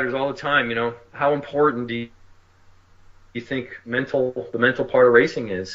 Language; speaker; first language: English; native; English